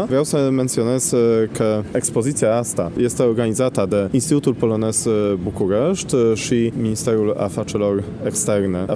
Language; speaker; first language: Romanian; non-native, fluent; Polish